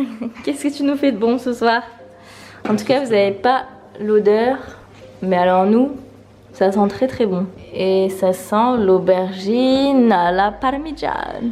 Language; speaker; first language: French; native; French